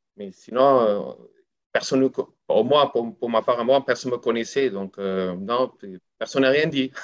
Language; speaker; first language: French; non-native, fluent; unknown